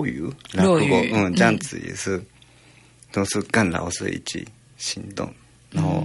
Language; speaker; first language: Chinese; non-native, fluent; Japanese